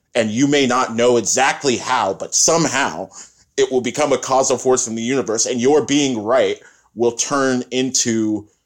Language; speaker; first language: English; early bilingual, other home language; Yoruba